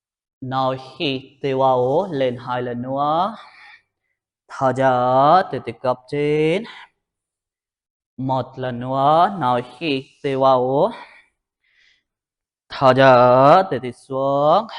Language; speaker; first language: Vietnamese; non-native, learner; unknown